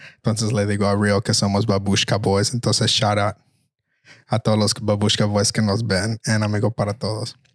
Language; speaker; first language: Spanish; early bilingual, heritage; Spanish